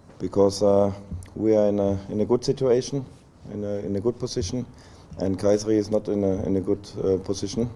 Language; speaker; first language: English; non-native, learner; German